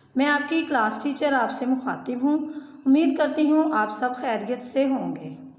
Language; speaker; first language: Urdu; native; Urdu